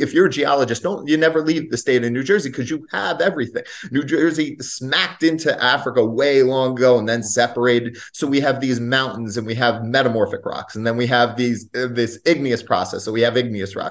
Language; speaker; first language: English; native; English